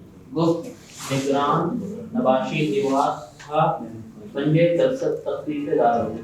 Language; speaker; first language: Persian; non-native, learner; Urdu